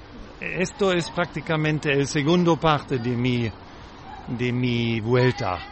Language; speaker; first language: Spanish; non-native, fluent; German